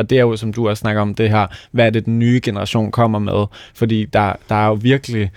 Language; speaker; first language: Danish; native; Danish